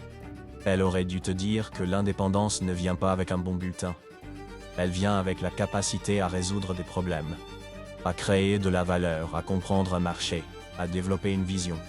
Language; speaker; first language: French; native; French